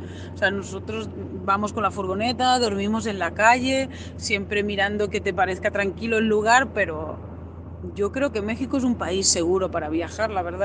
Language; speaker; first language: Spanish; native; Spanish